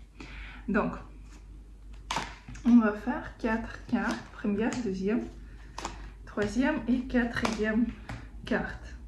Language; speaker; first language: French; non-native, fluent; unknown